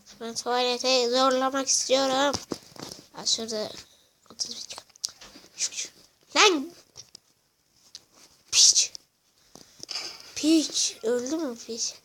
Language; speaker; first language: Turkish; native; Turkish